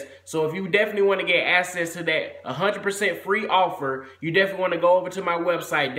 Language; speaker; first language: English; native; English